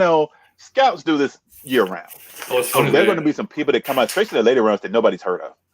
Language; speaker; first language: English; native; English